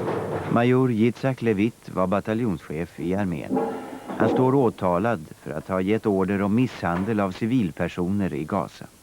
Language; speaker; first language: Swedish; native; Swedish